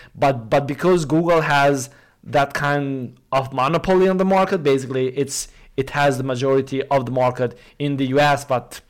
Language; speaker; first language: English; non-native, fluent; Albanian